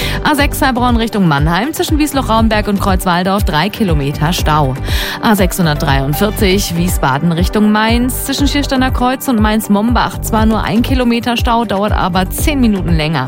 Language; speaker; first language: German; native; German